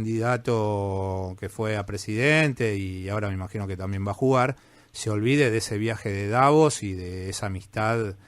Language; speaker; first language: Spanish; native; Spanish